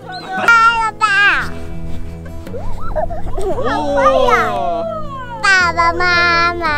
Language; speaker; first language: Chinese; early bilingual, heritage; Chinese